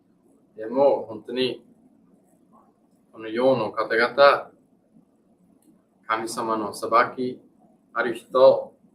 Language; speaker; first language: Japanese; non-native, fluent; English